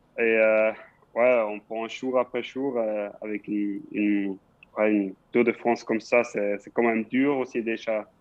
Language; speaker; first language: French; non-native, local second language; Swiss German